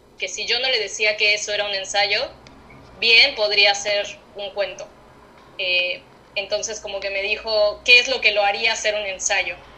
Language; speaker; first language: Spanish; native; Spanish